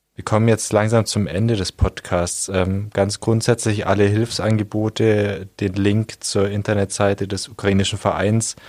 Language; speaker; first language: German; native; German